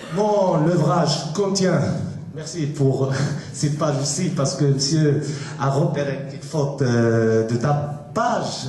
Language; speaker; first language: French; non-native, local second language; Arabic